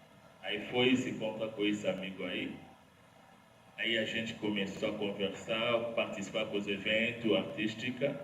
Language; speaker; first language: Portuguese; non-native, learner; Lingala